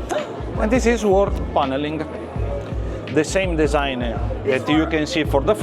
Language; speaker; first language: English; non-native, learner; Italian